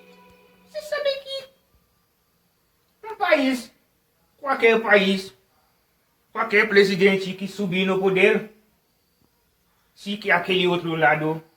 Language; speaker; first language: Portuguese; non-native, learner; Haitian Creole